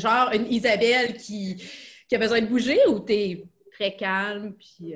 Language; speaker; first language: French; native; French